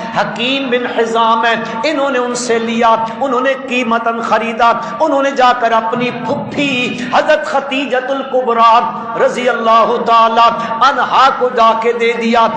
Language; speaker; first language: Urdu; non-native, local second language; Punjabi